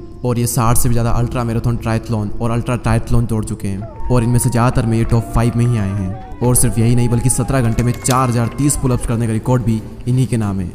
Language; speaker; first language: Hindi; native; Hindi